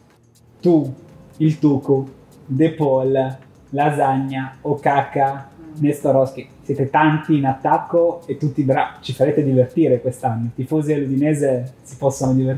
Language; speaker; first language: Italian; native; Italian